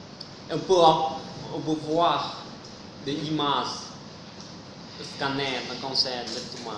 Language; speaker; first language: French; non-native, fluent; Vietnamese